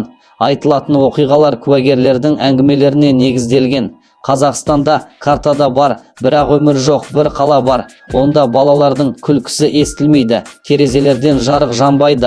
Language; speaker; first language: Kazakh; native; Kazakh